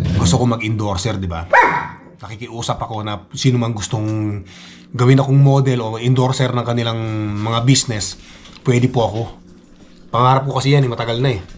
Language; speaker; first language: Filipino; non-native, local second language; Iloko